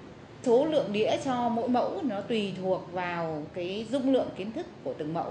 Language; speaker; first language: Vietnamese; native; Vietnamese